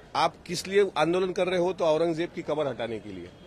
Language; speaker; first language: Hindi; non-native, local second language; Marathi